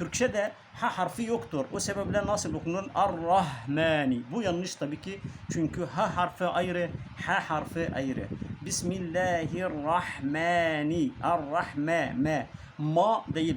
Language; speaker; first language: Turkish; non-native, learner; Arabic